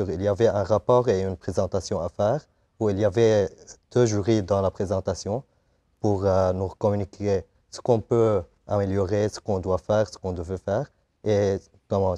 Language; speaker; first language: French; non-native, local second language; Arabic